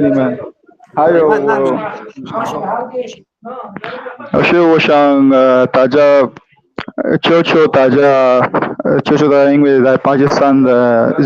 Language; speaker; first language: Chinese; non-native, learner; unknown